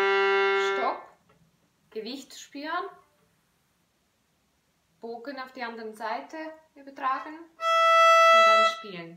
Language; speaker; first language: German; non-native, fluent; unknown